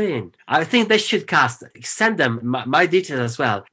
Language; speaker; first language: English; non-native, fluent; Italian